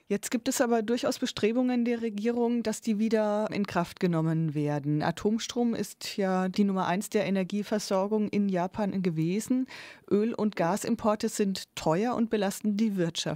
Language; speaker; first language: German; native; German